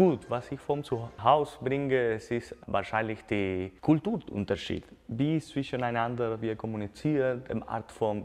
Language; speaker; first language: German; non-native, fluent; Spanish